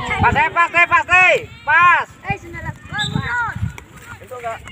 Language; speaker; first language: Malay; non-native, local second language; Javanese